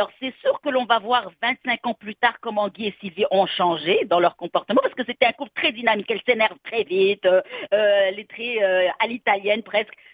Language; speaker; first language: French; native; French